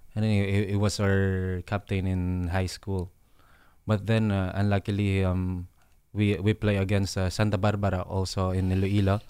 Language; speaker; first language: English; non-native, local second language; Hiligaynon